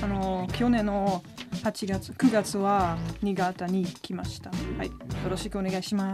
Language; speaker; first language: Japanese; non-native, learner; German